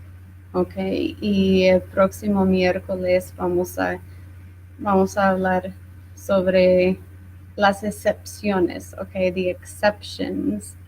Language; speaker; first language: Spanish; non-native, fluent; English